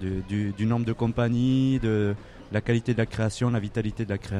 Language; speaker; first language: French; native; French